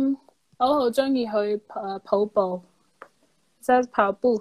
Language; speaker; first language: Chinese; non-native, fluent; English